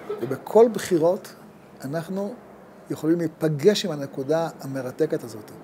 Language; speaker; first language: Hebrew; native; Hebrew